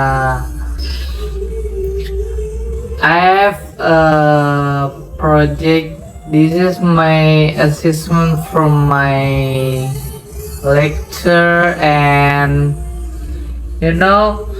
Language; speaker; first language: English; non-native, learner; Indonesian